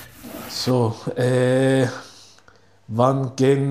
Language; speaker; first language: German; non-native, learner; Italian